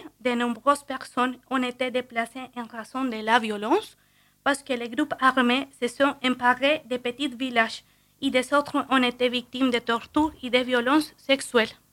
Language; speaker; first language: French; non-native, fluent; Spanish